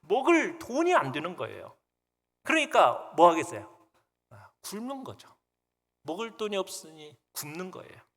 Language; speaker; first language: Korean; native; Korean